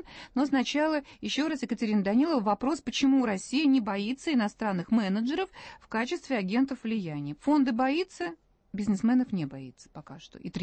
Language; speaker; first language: Russian; native; Russian